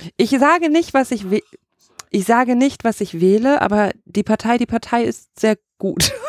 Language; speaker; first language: German; native; German